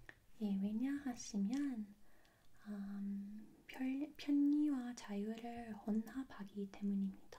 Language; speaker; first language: Korean; non-native, fluent; English